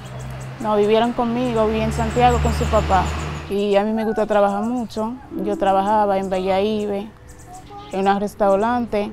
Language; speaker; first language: Spanish; early bilingual, heritage; Haitian Creole